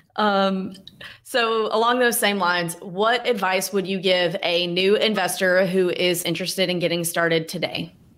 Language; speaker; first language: English; native; English